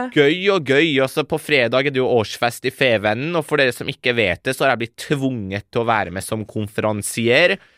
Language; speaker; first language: Norwegian; early bilingual, other home language; Persian